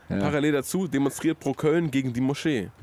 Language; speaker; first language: German; native; German